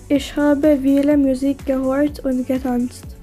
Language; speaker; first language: German; non-native, learner; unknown